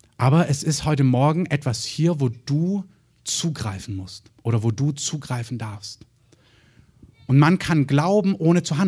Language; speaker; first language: German; native; German